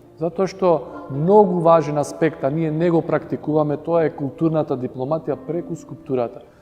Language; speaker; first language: Macedonian; early bilingual, heritage; Macedonian